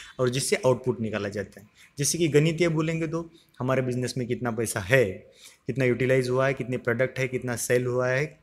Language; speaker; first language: Hindi; non-native, local second language; Marathi